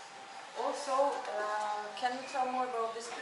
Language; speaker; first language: English; non-native, fluent; Russian